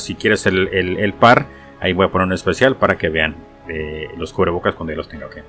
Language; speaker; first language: Spanish; native; Spanish